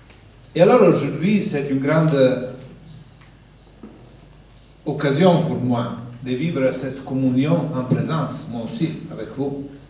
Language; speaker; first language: French; non-native, fluent; Italian